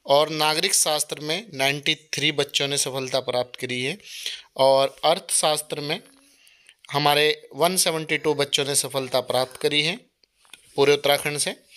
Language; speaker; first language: Hindi; native; Hindi